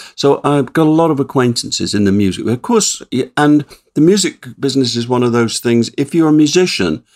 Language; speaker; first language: English; native; English